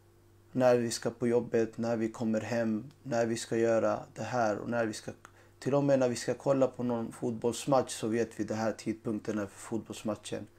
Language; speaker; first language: Swedish; non-native, fluent; Urdu